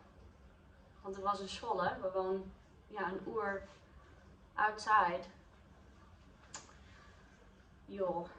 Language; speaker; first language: Dutch; non-native, learner; English